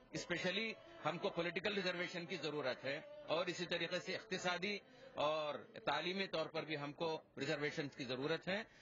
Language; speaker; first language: Urdu; native; Urdu